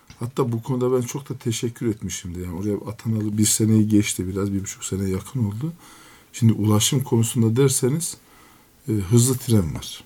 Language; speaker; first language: Turkish; native; Turkish